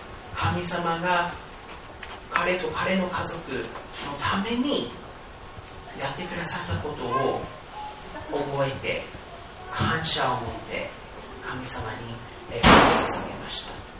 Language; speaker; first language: Japanese; non-native, fluent; English